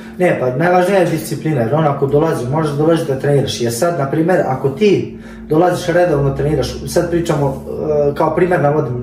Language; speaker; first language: Serbian; early bilingual, heritage; Serbian